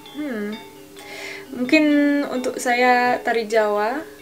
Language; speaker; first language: Indonesian; non-native, learner; French